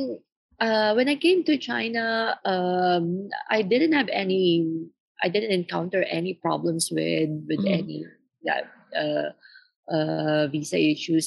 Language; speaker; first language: English; non-native, local second language; Filipino